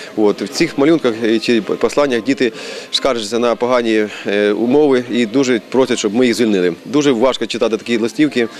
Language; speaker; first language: Ukrainian; native; Ukrainian